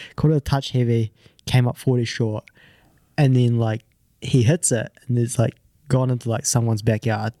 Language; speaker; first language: English; native; English